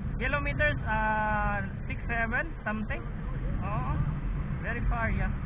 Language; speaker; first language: English; non-native, learner; Arabic